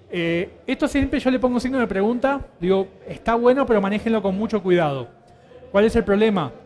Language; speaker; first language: Spanish; native; Spanish